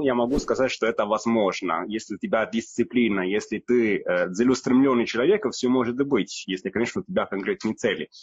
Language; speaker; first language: Russian; non-native, fluent; Italian